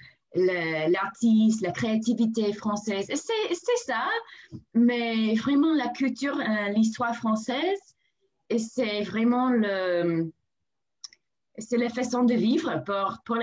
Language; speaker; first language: French; non-native, learner; English